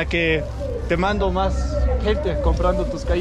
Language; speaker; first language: Spanish; non-native, learner; Danish